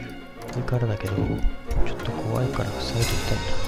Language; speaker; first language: Japanese; native; Japanese